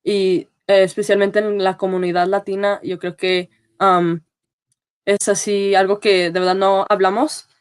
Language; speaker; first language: Spanish; early bilingual, heritage; Spanish